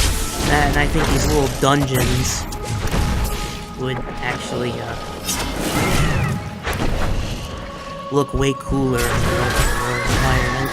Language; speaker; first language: English; native; English